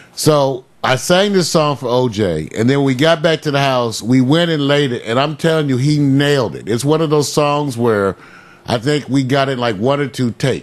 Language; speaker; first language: English; native; English